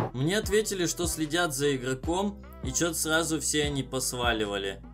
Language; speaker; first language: Russian; native; Russian